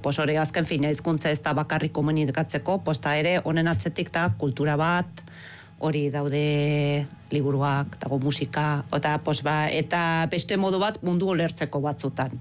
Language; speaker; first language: Basque; non-native, fluent; Swiss German